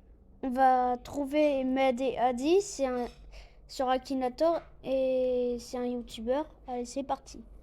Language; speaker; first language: French; non-native, local second language; Arabic